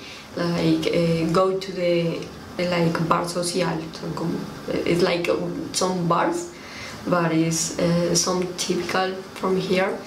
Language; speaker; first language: English; non-native, learner; Spanish